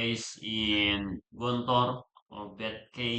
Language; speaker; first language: English; non-native, learner; Indonesian